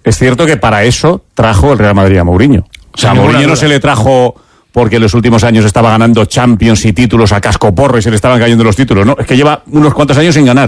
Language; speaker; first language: Spanish; native; Spanish